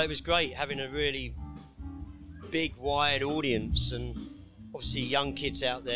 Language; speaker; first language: English; native; English